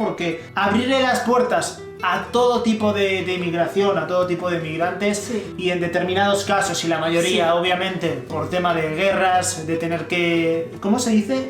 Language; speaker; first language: Spanish; native; Spanish